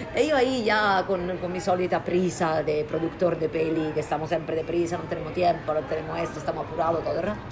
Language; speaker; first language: Spanish; non-native, fluent; Italian